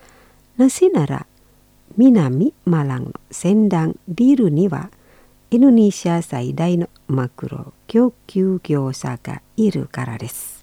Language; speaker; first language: Japanese; non-native, fluent; Indonesian